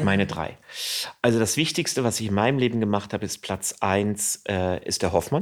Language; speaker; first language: German; native; German